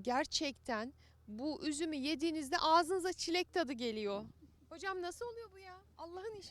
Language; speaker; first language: Turkish; native; Turkish